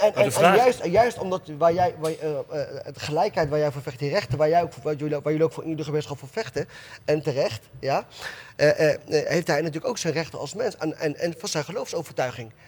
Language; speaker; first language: Dutch; early bilingual, other home language; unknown